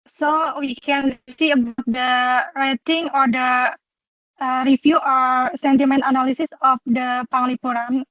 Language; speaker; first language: English; non-native, local second language; Indonesian